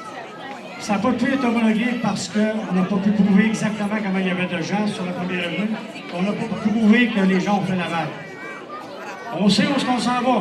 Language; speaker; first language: French; native; French